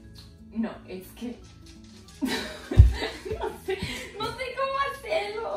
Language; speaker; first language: Spanish; early bilingual, heritage; Spanish